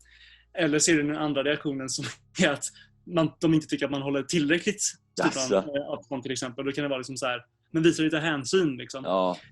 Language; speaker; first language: Swedish; native; Swedish